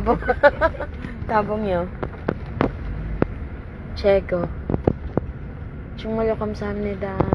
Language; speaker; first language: Korean; non-native, learner; Filipino